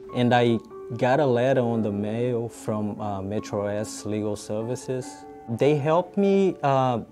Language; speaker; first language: English; non-native, fluent; Haitian Creole